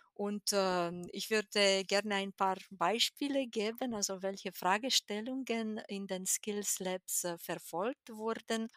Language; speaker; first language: German; non-native, fluent; Romanian